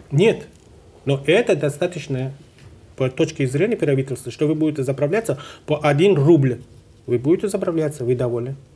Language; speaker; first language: Russian; non-native, fluent; Persian